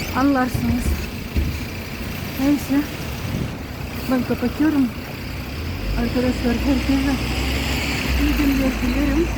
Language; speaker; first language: Turkish; non-native, fluent; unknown